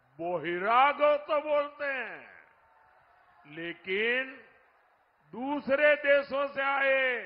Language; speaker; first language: Hindi; non-native, local second language; Gujarati